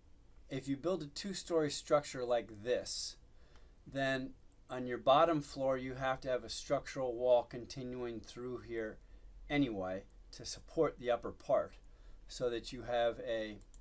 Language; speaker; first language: English; native; English